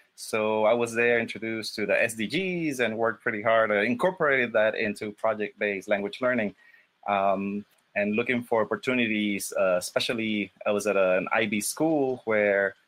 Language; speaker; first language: English; non-native, fluent; Spanish